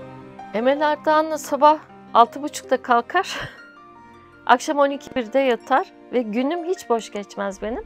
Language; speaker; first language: Turkish; native; Turkish